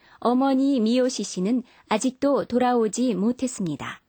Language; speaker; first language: Korean; native; Korean